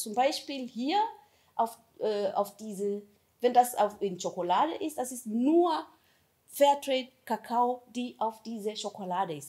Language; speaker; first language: German; non-native, fluent; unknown